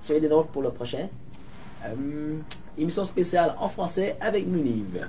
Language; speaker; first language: French; native; French